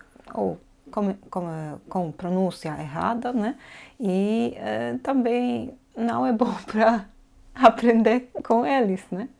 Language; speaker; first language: Portuguese; non-native, fluent; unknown